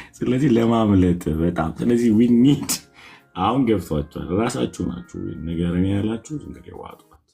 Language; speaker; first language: Amharic; non-native, local second language; Somali